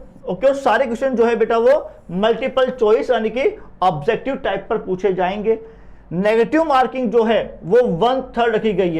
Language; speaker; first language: Hindi; native; Hindi